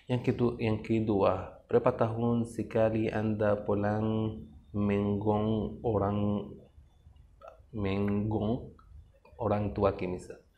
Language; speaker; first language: Indonesian; non-native, fluent; Arabic